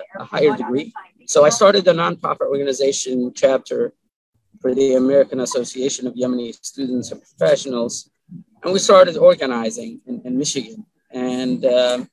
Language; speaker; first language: English; early bilingual, other home language; Arabic